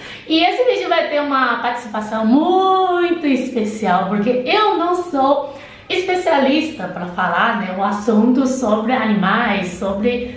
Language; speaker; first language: Portuguese; non-native, fluent; Chinese